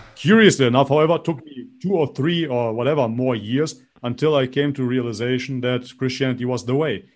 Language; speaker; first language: English; non-native, fluent; Macedonian